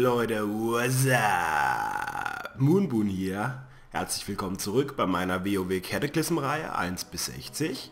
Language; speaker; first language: German; native; German